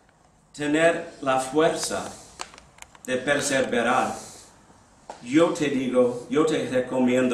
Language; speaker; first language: Spanish; non-native, fluent; English